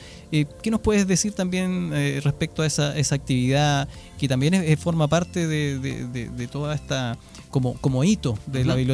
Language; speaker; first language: Spanish; native; Spanish